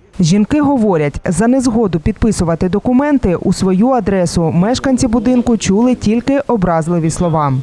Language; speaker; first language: Ukrainian; native; Ukrainian